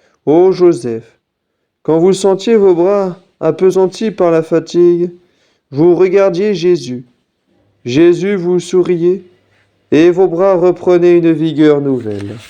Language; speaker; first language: French; native; French